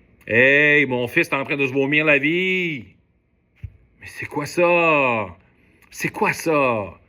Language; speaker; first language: French; native; French